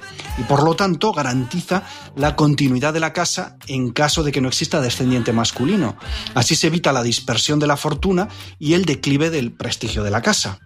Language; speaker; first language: Spanish; native; Spanish